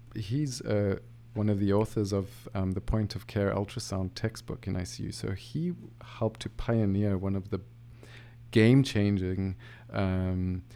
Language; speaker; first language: English; native; English